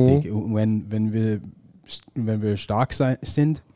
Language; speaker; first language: German; non-native, fluent; English